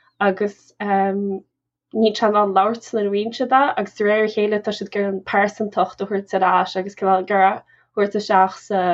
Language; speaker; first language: Irish; non-native, local second language; English